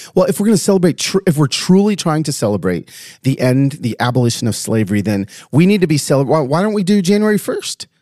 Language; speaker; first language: English; native; English